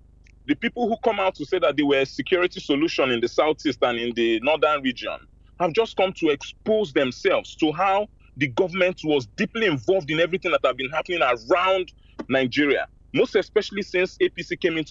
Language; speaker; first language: English; non-native, local second language; Igbo